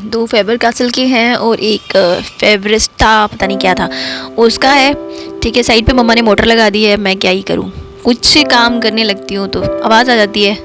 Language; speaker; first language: Hindi; non-native, local second language; Dogri